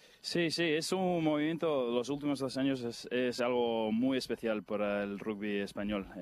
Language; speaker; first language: Spanish; non-native, fluent; English